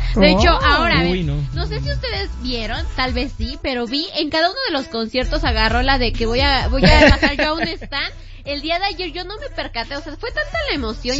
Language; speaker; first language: Spanish; native; Spanish